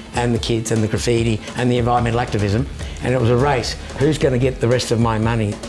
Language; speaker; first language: English; native; English